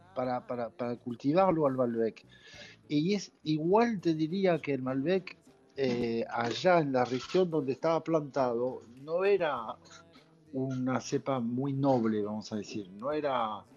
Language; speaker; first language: Spanish; non-native, fluent; French